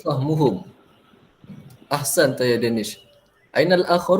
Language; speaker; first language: Arabic; non-native, fluent; Malay